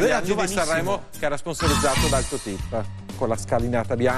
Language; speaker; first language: Italian; native; Italian